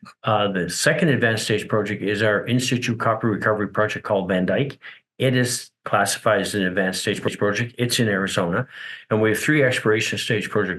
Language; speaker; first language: English; native; English